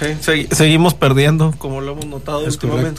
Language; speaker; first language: Spanish; native; Spanish